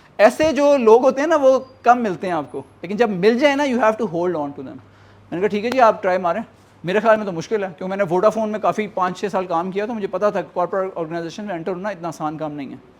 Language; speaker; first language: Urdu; native; Urdu